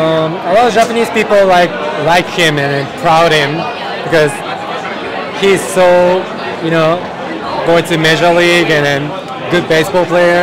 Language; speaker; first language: English; non-native, learner; Japanese